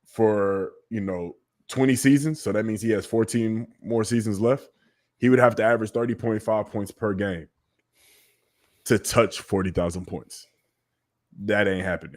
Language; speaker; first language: English; native; English